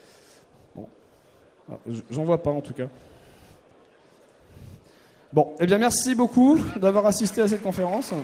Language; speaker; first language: French; native; French